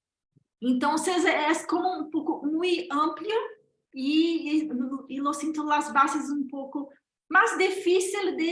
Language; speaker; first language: Spanish; non-native, fluent; Portuguese